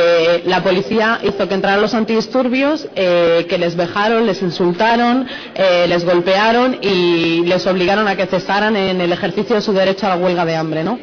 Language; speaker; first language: Spanish; native; Spanish